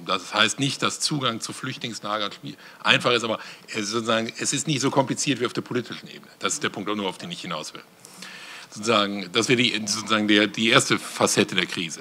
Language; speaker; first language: German; native; German